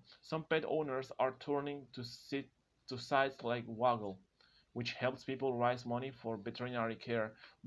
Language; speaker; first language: English; non-native, fluent; Spanish